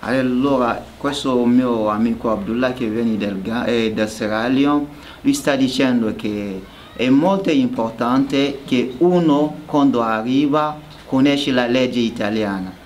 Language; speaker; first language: Italian; non-native, learner; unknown